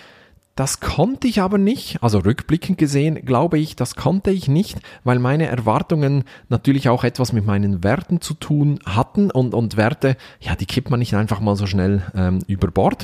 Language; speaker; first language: German; native; German